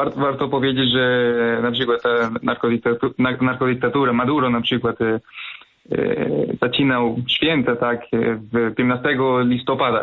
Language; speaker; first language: Polish; non-native, fluent; Spanish